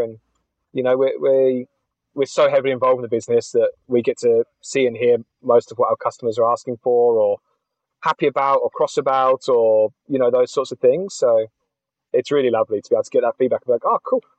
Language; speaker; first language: English; native; English